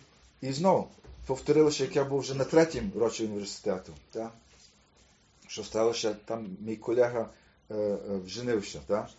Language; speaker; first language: Ukrainian; early bilingual, heritage; Ukrainian